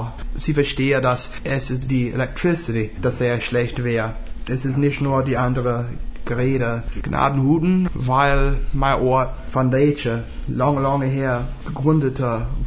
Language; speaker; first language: German; non-native, learner; English